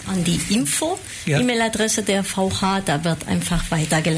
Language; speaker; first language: German; non-native, fluent; Spanish